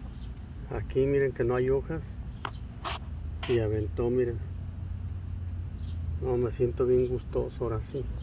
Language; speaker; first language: Spanish; native; Spanish